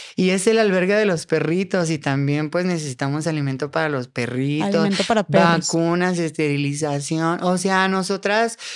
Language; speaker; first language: Spanish; native; Spanish